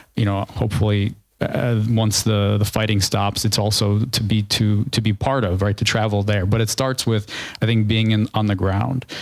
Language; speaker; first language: English; early bilingual, other home language; Ukrainian